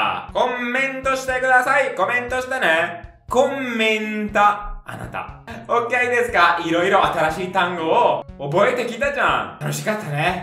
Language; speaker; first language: Japanese; non-native, fluent; Italian